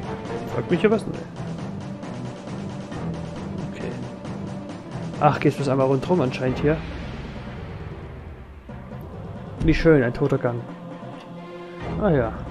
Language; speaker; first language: German; native; German